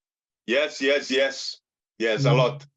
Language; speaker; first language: English; non-native, learner; Portuguese